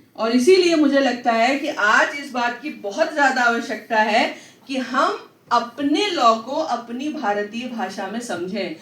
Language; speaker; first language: Hindi; native; Hindi